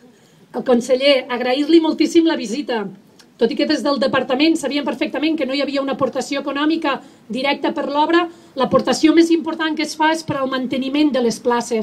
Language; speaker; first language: Catalan; native; Catalan